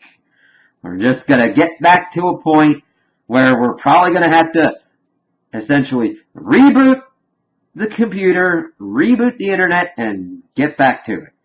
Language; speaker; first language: English; native; English